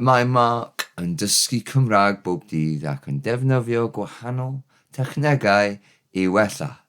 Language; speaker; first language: Welsh; non-native, learner; English